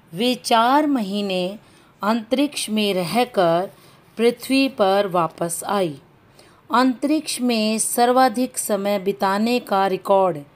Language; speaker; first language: Hindi; native; Hindi